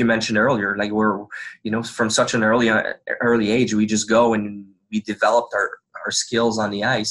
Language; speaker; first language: English; non-native, fluent; French